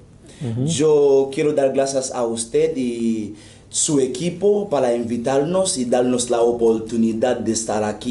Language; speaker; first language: Spanish; non-native, fluent; Haitian Creole